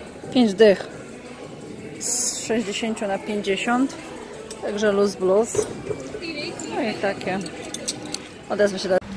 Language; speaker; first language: Polish; native; Polish